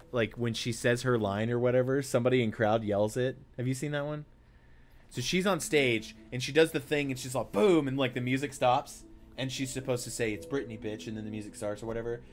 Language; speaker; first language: English; native; English